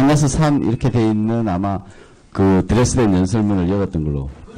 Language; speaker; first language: Korean; native; Korean